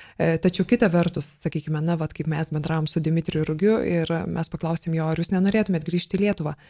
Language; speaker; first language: Lithuanian; native; Lithuanian